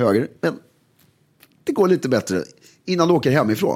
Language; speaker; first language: Swedish; native; Swedish